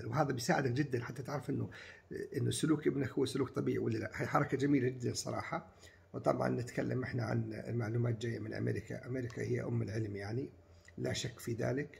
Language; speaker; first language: Arabic; native; Arabic